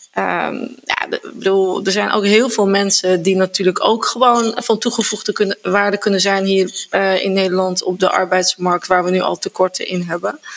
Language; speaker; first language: Dutch; native; Dutch